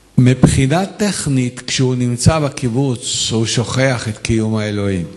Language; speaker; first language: Hebrew; non-native, fluent; Arabic